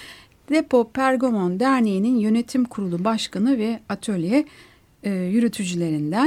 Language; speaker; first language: Turkish; native; Turkish